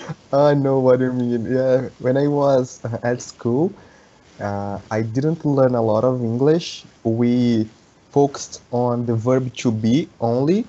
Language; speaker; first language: English; non-native, learner; Portuguese